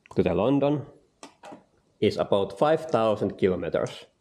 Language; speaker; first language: English; non-native, learner; Finnish